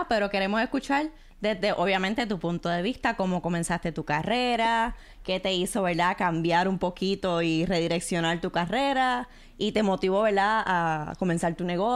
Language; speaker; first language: Spanish; native; Spanish